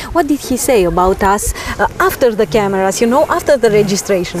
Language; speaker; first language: English; non-native, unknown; Romanian